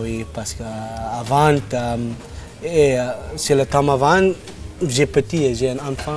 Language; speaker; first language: French; non-native, learner; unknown